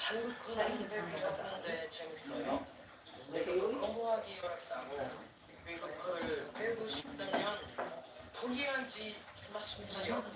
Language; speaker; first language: Korean; non-native, learner; Filipino